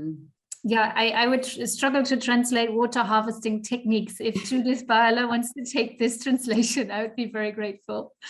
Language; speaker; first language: English; non-native, fluent; German